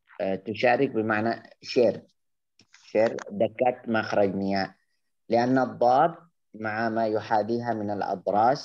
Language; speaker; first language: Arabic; non-native, fluent; Indonesian